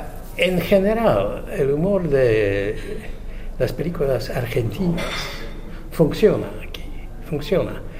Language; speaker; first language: Spanish; non-native, fluent; Czech